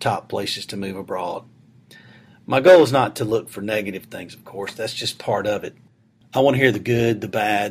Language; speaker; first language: English; native; English